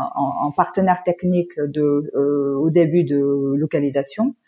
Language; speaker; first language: French; non-native, fluent; Korean